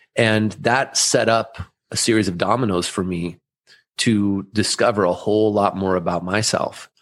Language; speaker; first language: English; early bilingual, other home language; German